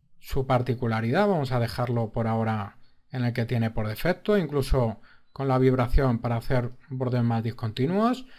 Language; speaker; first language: Spanish; native; Spanish